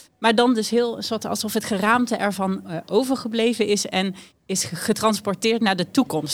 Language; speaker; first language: Dutch; native; Dutch